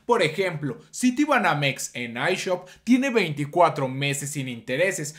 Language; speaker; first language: Spanish; native; Spanish